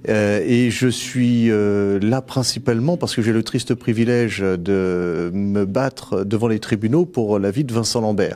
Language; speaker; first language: French; native; French